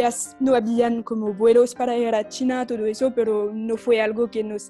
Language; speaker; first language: Spanish; non-native, fluent; French